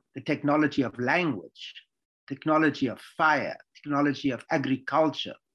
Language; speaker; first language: English; native; English